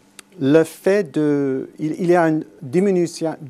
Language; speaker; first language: French; non-native, fluent; English